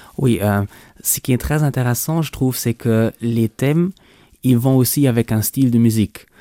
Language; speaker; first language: French; non-native, local second language; Luxembourgish